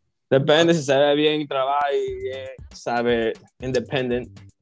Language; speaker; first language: Spanish; early bilingual, heritage; Spanish